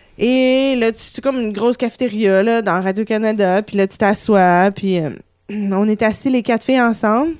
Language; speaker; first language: French; native; French